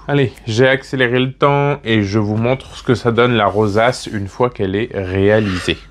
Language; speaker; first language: French; native; French